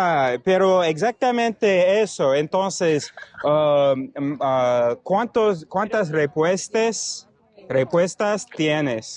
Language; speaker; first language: Spanish; non-native, learner; English